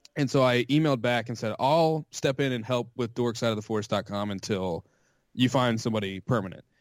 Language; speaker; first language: English; native; English